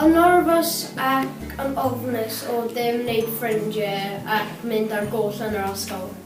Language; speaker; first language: Welsh; non-native, local second language; English